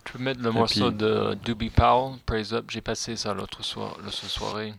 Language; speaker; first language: French; non-native, fluent; English